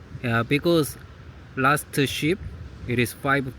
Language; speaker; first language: English; non-native, learner; Korean